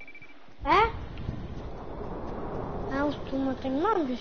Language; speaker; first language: German; non-native, learner; Portuguese